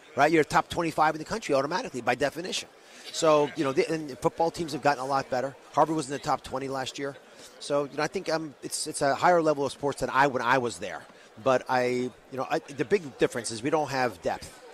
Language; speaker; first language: English; native; English